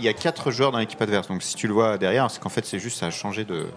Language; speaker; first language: French; native; French